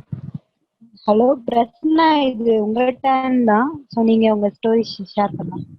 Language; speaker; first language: Tamil; native; Tamil